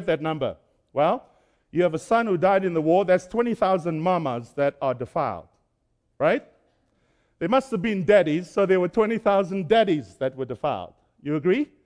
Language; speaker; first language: English; native; English